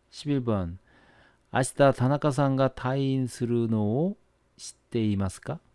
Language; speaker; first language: Japanese; non-native, fluent; Korean